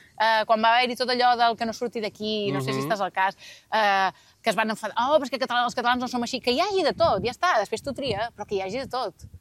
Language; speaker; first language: Catalan; native; Catalan